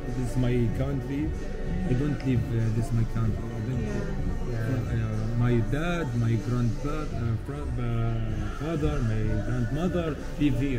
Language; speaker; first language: English; non-native, learner; Arabic